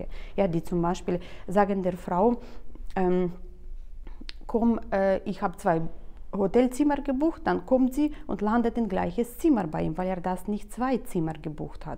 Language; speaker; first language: German; non-native, fluent; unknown